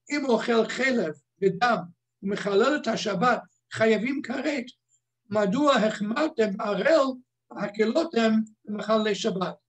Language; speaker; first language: Hebrew; non-native, fluent; English